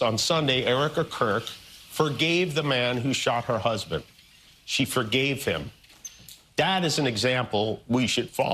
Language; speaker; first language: English; native; English